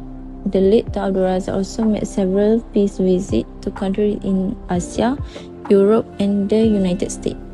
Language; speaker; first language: English; non-native, local second language; Malay